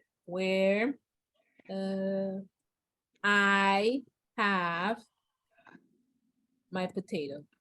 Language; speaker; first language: English; non-native, learner; Spanish